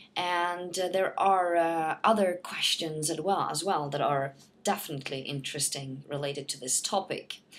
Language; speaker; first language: English; non-native, fluent; Norwegian